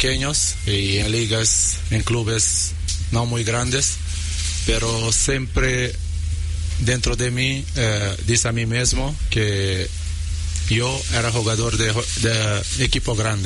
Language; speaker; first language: Spanish; non-native, learner; Portuguese